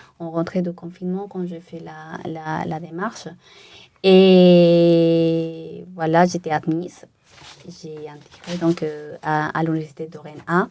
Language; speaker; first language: French; non-native, fluent; Spanish